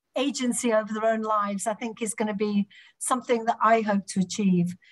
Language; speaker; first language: English; native; English